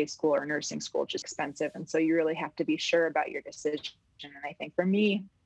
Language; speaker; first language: English; native; English